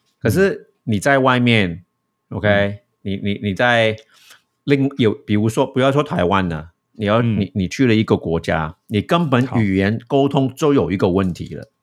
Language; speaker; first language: Chinese; early bilingual, heritage; Chinese